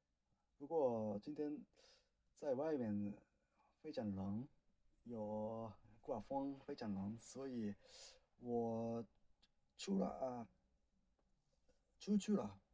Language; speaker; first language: Chinese; non-native, learner; Japanese